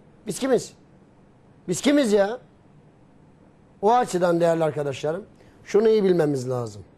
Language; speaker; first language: Turkish; native; Turkish